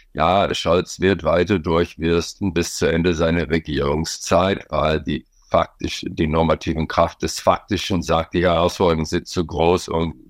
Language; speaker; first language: German; non-native, fluent; English